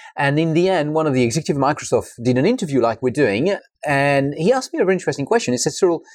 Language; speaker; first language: English; non-native, fluent; French